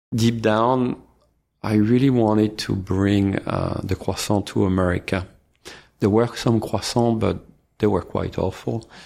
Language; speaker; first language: English; non-native, fluent; French